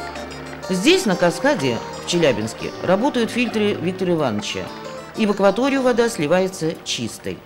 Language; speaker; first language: Russian; native; Russian